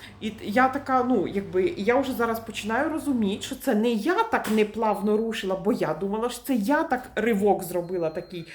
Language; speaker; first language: Ukrainian; native; Ukrainian